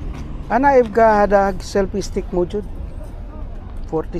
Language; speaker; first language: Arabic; non-native, learner; Filipino